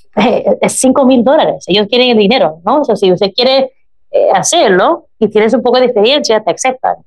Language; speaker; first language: Spanish; early bilingual, heritage; Spanish